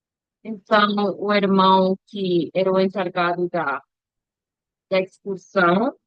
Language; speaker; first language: Portuguese; non-native, learner; Spanish